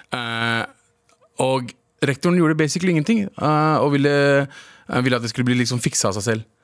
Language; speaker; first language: Norwegian; native; Norwegian